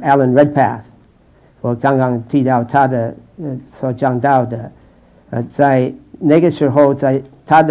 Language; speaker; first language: Chinese; non-native, fluent; English